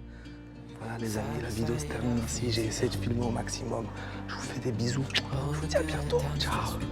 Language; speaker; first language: French; native; French